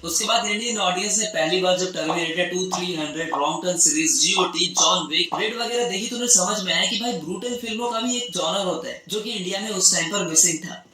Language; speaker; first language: Hindi; native; Hindi